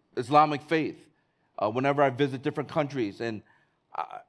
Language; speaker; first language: English; native; English